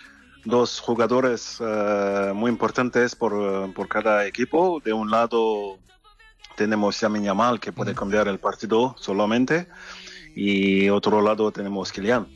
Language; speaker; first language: Spanish; non-native, fluent; French